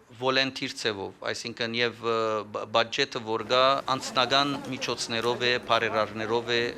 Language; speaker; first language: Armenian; early bilingual, heritage; Armenian